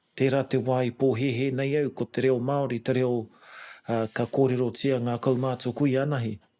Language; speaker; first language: Māori; non-native, local second language; English